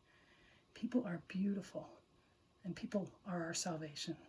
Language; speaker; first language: English; native; English